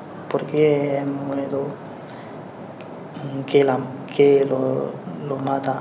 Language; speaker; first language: Spanish; non-native, learner; Chinese